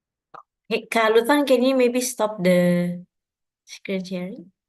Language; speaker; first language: English; non-native, fluent; Indonesian